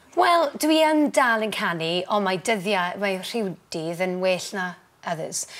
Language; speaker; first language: Welsh; non-native, local second language; English